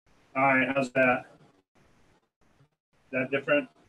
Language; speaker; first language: English; native; English